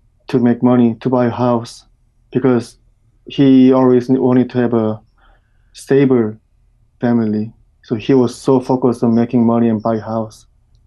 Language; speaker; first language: English; non-native, fluent; Korean